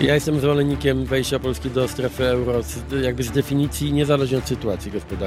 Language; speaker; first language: Polish; native; Polish